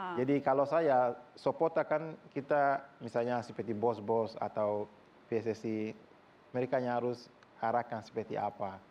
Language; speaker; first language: Indonesian; non-native, fluent; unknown